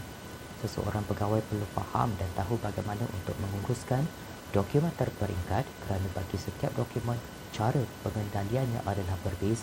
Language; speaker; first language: Malay; native; Malay